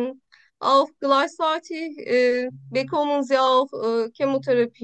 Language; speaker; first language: German; non-native, learner; Turkish